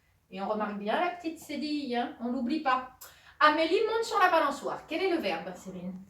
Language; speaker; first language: French; native; French